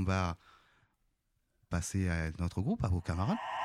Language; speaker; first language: French; native; French